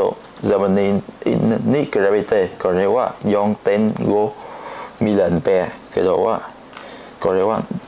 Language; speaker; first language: Japanese; non-native, learner; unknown